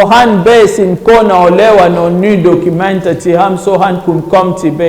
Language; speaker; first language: Danish; non-native, fluent; French